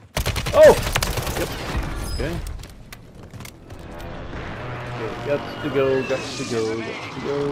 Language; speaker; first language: English; native; English